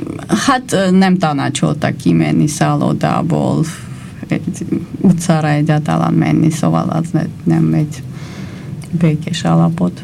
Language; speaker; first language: Hungarian; non-native, fluent; Armenian